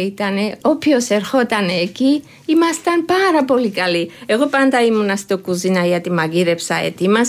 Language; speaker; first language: Greek; non-native, learner; Georgian